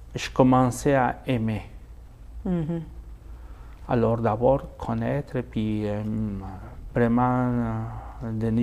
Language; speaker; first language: French; non-native, fluent; Spanish